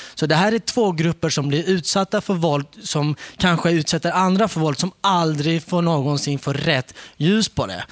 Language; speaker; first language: Swedish; early bilingual, other home language; Kurdish